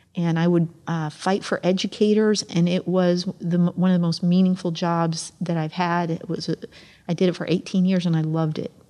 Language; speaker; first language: English; early bilingual, other home language; Amharic